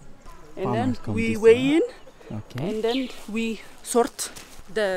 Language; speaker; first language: English; non-native, fluent; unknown